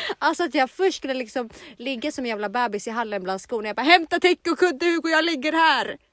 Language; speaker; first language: Swedish; native; Swedish